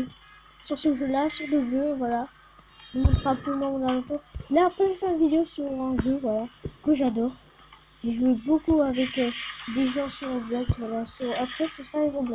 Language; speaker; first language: French; native; French